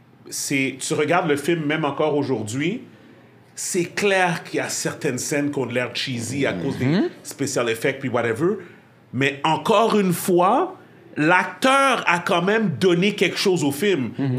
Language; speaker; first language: French; native; French